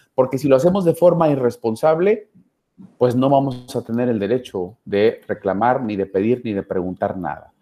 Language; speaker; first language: Spanish; native; Spanish